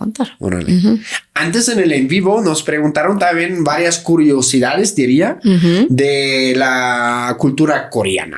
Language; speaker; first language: Spanish; native; Spanish